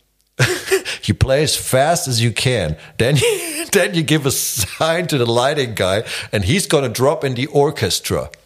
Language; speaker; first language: English; non-native, fluent; Czech